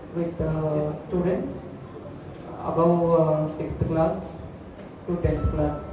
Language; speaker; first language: English; non-native, local second language; Telugu